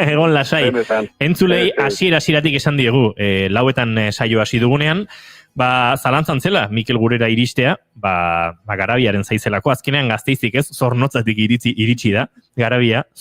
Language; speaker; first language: Basque; native; Basque